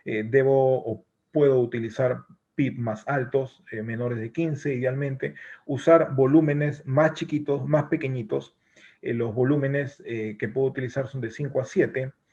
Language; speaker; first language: Spanish; native; Spanish